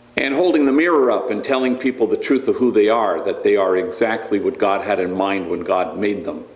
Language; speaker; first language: English; native; English